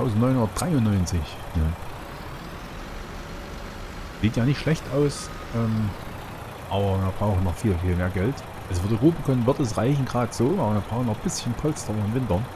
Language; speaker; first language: German; native; German